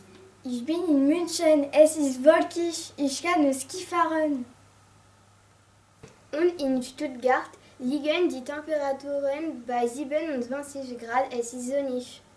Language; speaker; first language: German; non-native, learner; French